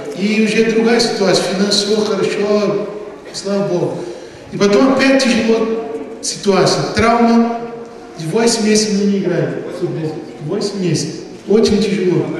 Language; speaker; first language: Russian; non-native, learner; Portuguese